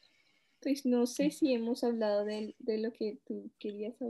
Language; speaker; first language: Spanish; non-native, fluent; English